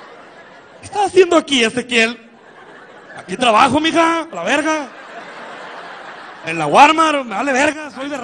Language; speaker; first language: Spanish; native; Spanish